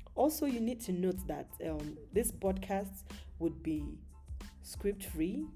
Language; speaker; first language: English; non-native, local second language; Yoruba